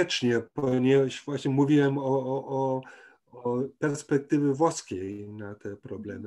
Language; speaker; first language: Polish; non-native, fluent; German